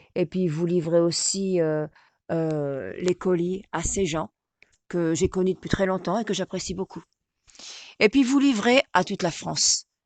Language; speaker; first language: French; native; French